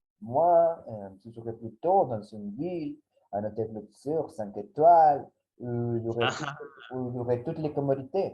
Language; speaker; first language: French; non-native, learner; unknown